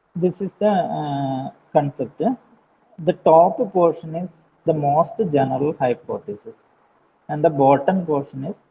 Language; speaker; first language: English; non-native, local second language; Malayalam